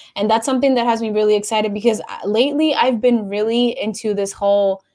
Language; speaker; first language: English; non-native, local second language; Spanish